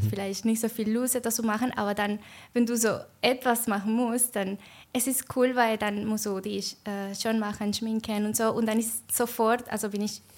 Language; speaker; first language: German; non-native, learner; Spanish